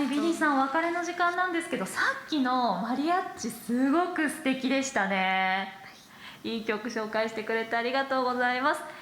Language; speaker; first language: Japanese; native; Japanese